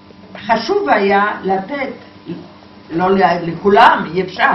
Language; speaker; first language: Hebrew; non-native, fluent; Polish